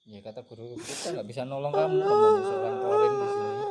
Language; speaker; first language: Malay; non-native, local second language; Javanese